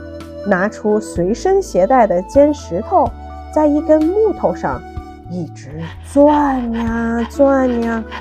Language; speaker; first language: Chinese; native; Chinese